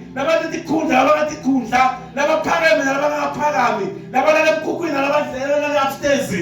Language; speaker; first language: Zulu; non-native, local second language; Swati